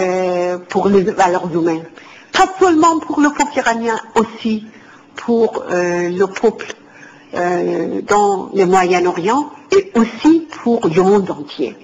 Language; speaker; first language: French; non-native, fluent; Persian